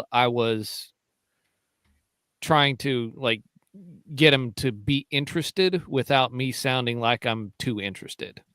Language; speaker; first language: English; native; English